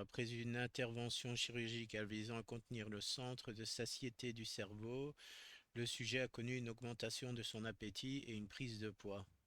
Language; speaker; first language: French; native; French